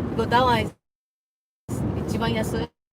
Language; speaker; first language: English; non-native, learner; Japanese